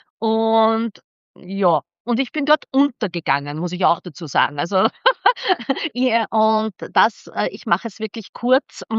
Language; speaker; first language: German; early bilingual, other home language; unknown